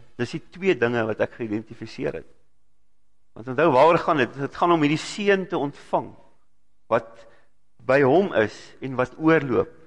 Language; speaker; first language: Afrikaans; native; Afrikaans